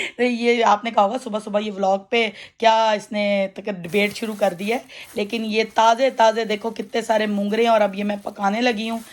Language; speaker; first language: Urdu; non-native, local second language; Punjabi